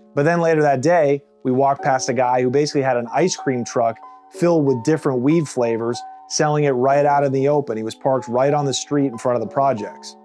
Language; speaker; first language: English; native; English